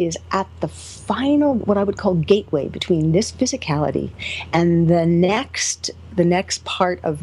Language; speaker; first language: English; native; English